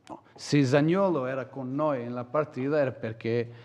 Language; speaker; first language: Italian; non-native, fluent; Portuguese